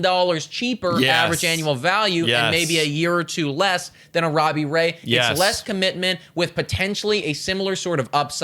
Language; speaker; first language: English; native; English